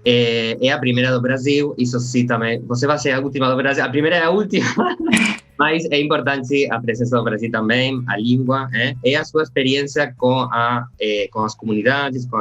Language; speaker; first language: Portuguese; non-native, learner; Spanish